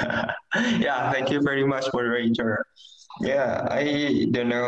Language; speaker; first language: English; non-native, learner; Indonesian